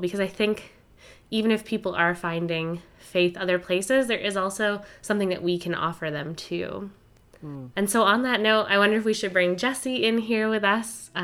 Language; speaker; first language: English; native; English